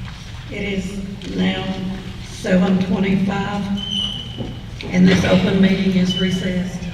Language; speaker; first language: English; native; English